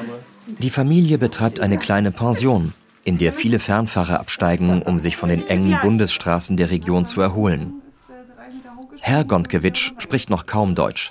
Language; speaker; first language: German; native; German